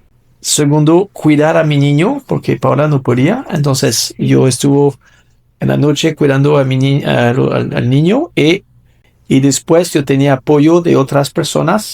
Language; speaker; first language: Spanish; non-native, fluent; French